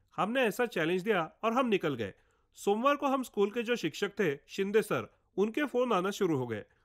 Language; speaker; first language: Hindi; non-native, local second language; Marathi